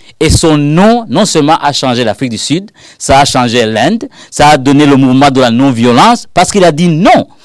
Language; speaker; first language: French; non-native, local second language; Rundi